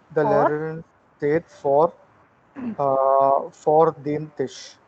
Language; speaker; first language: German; non-native, learner; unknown